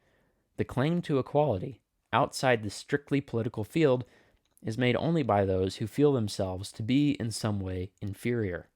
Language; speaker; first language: English; native; English